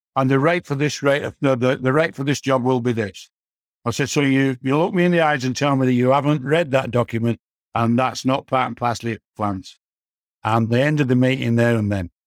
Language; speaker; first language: English; native; English